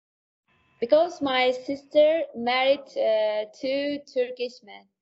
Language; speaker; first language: English; non-native, learner; Uzbek